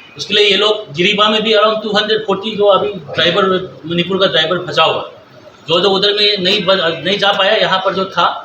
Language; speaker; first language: Hindi; non-native, local second language; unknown